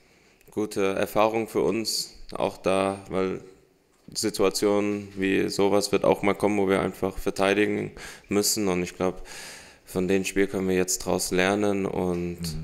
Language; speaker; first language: German; early bilingual, heritage; German